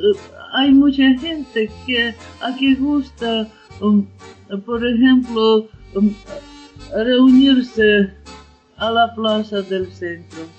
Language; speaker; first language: Spanish; non-native, learner; Ukrainian